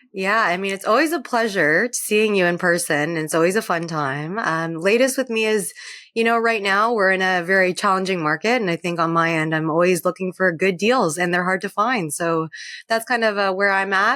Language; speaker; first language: English; native; English